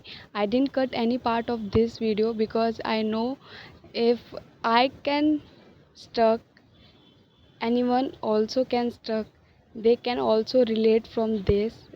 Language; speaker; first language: English; non-native, learner; Hindi